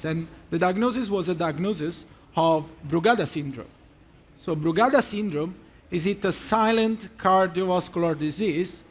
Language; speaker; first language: English; non-native, fluent; Italian